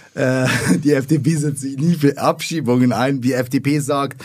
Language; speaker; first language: German; early bilingual, other home language; Arabic